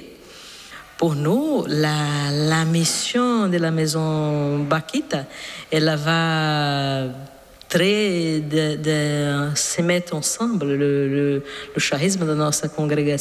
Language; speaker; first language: French; non-native, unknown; Portuguese